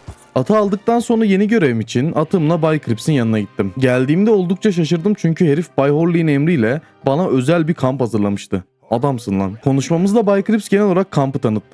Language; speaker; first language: Turkish; native; Turkish